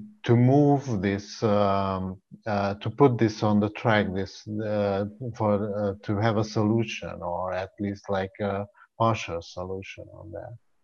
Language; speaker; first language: English; non-native, fluent; Hungarian